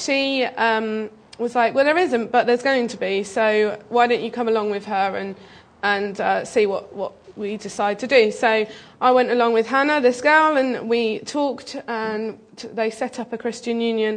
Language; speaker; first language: English; native; English